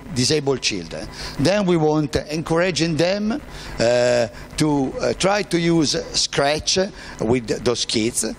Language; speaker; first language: English; non-native, fluent; Italian